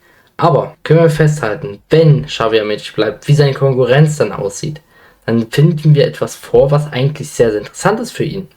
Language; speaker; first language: German; native; German